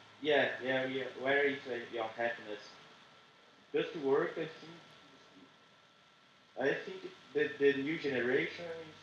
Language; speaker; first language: English; non-native, learner; Portuguese